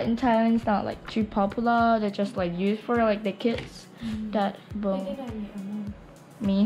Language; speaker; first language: English; non-native, learner; Thai